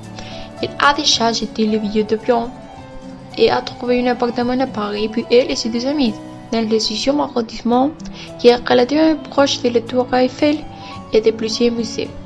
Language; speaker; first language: French; non-native, learner; Spanish